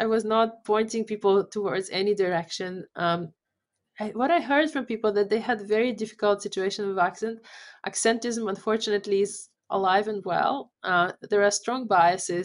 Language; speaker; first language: English; non-native, fluent; Polish